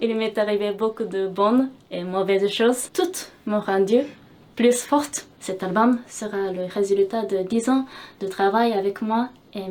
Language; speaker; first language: French; non-native, fluent; Japanese